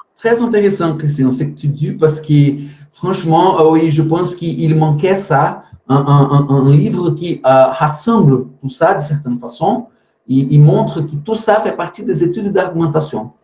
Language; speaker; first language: French; non-native, fluent; Portuguese